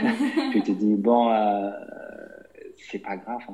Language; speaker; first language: French; non-native, fluent; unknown